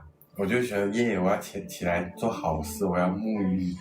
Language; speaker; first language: Chinese; native; Chinese